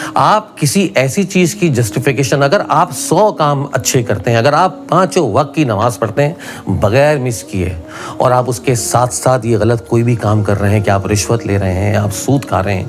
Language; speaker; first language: Urdu; native; Urdu